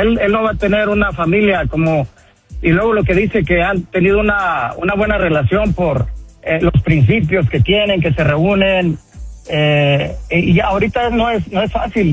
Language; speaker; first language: Spanish; native; Spanish